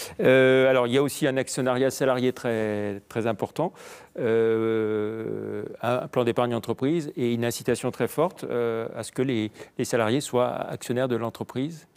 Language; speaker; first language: French; native; French